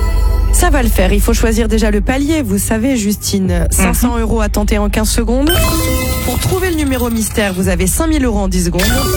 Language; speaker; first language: French; native; French